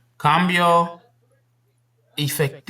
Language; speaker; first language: Spanish; non-native, learner; English